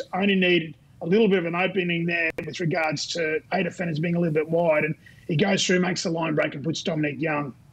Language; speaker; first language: English; native; English